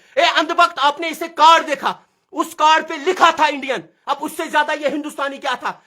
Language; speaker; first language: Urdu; non-native, local second language; Kashmiri